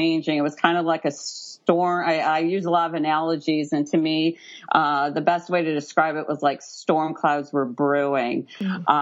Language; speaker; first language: English; native; English